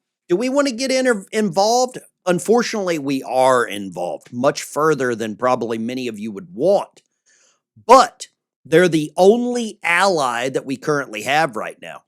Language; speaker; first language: English; native; English